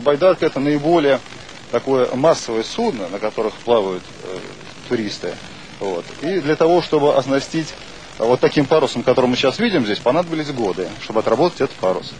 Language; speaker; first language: Russian; native; Russian